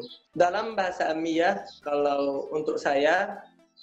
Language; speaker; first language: Indonesian; non-native, learner; Arabic